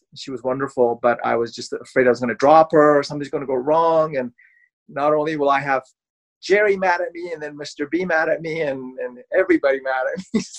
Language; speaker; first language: English; non-native, fluent; Persian